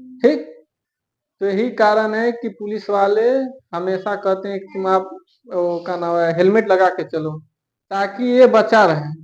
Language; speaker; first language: Hindi; native; Hindi